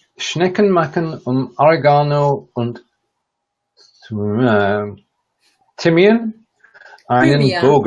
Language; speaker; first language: German; non-native, learner; English